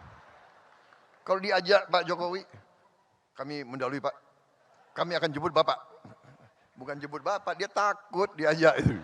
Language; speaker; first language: Indonesian; native; Indonesian